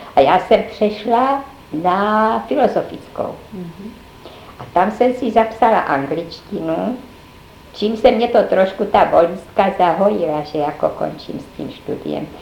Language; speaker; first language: Czech; native; Czech